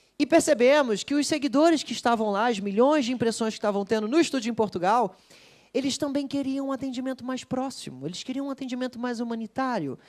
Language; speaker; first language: Portuguese; native; Portuguese